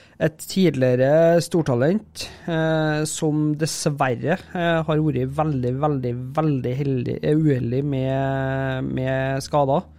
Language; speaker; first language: Norwegian; native; Norwegian